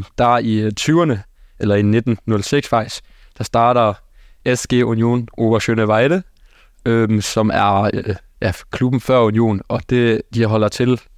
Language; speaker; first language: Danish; early bilingual, other home language; German